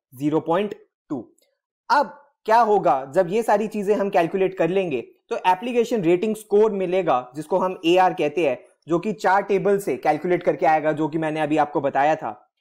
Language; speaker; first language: Hindi; native; Hindi